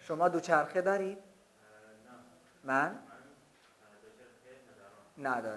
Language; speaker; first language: Persian; non-native, fluent; Urdu